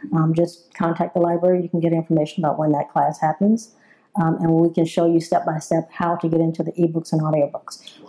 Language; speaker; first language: English; native; English